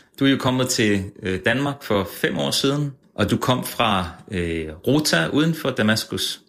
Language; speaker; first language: Danish; native; Danish